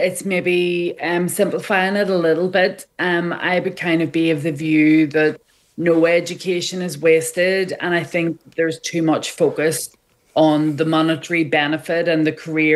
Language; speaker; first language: English; native; English